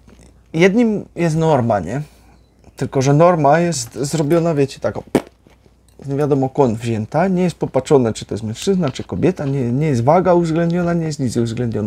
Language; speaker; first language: Polish; native; Polish